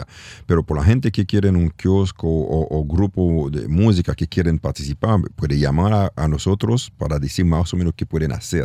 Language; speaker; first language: Spanish; non-native, learner; French